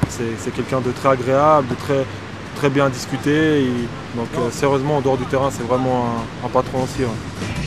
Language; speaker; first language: French; native; French